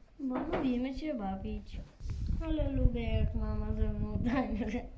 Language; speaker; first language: Polish; non-native, learner; English